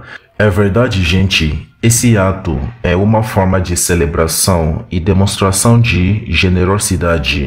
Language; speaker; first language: Portuguese; non-native, fluent; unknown